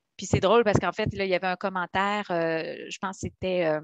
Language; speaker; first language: French; native; French